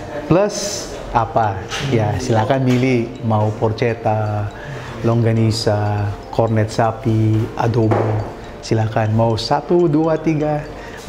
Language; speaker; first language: Indonesian; non-native, fluent; Filipino